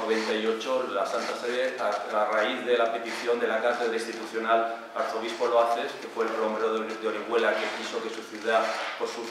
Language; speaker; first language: Spanish; native; Spanish